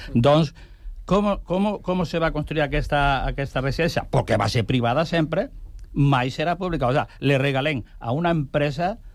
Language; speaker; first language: Catalan; non-native, local second language; Spanish